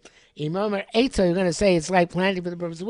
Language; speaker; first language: English; native; English